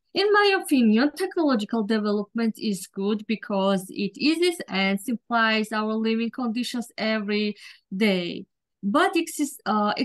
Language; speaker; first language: English; non-native, learner; Georgian